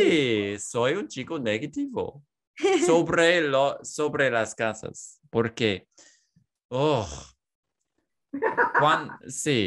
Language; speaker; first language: Spanish; non-native, learner; English